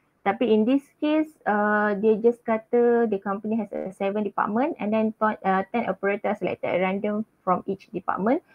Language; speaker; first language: English; non-native, local second language; Malay